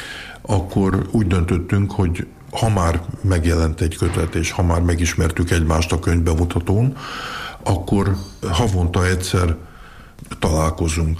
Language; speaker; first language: Hungarian; early bilingual, heritage; Hungarian